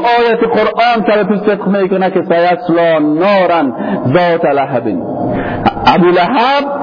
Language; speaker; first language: Persian; native; Persian